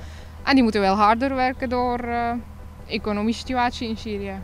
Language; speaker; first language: Dutch; non-native, fluent; Arabic